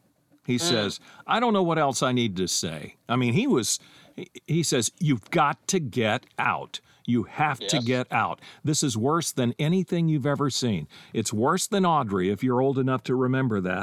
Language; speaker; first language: English; native; English